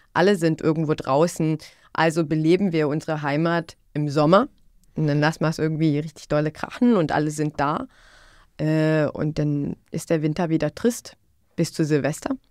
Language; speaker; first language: German; non-native, fluent; Bosnian